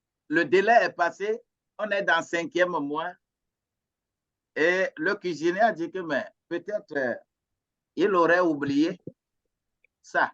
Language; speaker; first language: French; non-native, local second language; Ewe